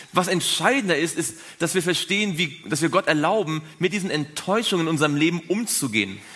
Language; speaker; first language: German; native; German